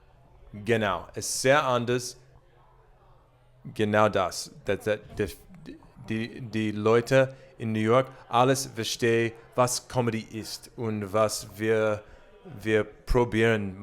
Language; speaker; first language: German; non-native, learner; English